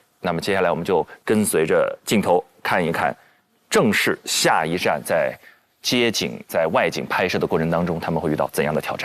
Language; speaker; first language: Chinese; native; Chinese